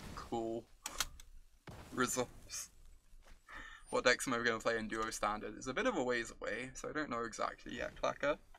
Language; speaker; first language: English; native; English